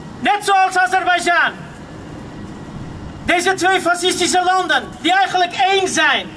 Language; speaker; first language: Dutch; non-native, fluent; Armenian